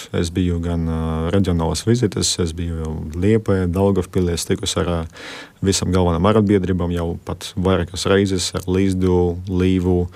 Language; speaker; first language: Latvian; non-native, local second language; Russian